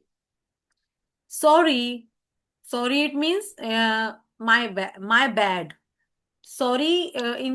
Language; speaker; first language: English; non-native, learner; Hindi